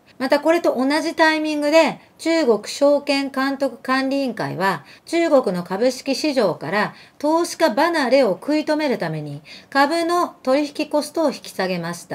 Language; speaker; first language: Japanese; early bilingual, other home language; Arabic